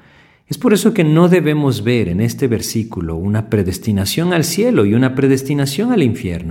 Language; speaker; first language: Spanish; native; Spanish